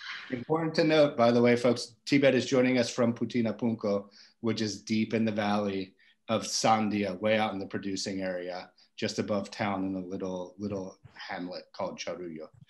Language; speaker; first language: English; native; English